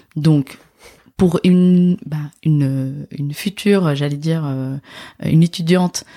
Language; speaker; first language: French; non-native, local second language; Arabic